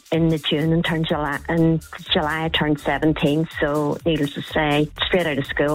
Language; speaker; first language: English; native; English